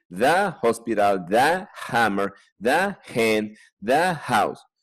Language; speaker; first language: English; non-native, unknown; Spanish